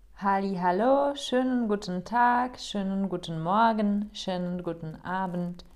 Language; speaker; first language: German; non-native, fluent; Czech